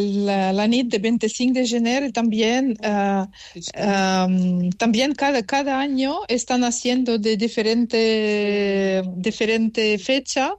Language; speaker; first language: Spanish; non-native, learner; Ukrainian